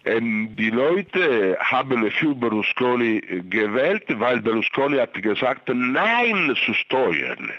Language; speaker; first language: German; non-native, fluent; Italian